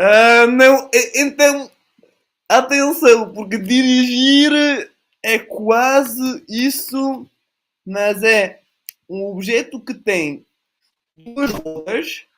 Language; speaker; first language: Portuguese; non-native, fluent; Italian